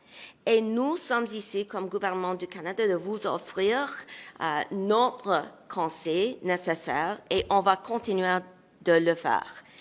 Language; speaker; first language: French; non-native, local second language; English